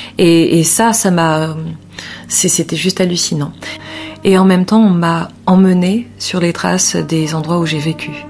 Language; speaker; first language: French; early bilingual, other home language; Arabic